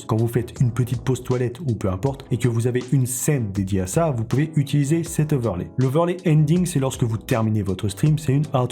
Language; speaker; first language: French; native; French